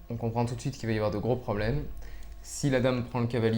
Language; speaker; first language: French; native; French